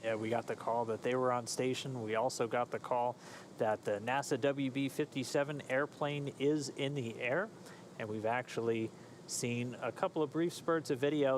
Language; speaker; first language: English; native; English